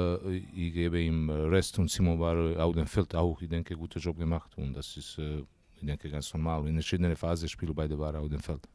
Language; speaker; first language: German; non-native, learner; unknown